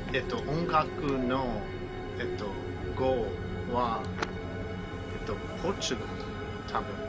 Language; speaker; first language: Japanese; non-native, learner; English